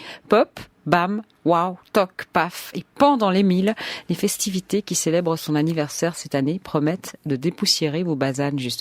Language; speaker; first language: French; native; French